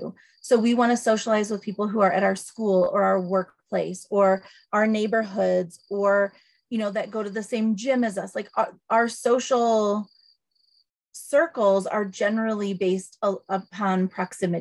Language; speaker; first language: English; native; English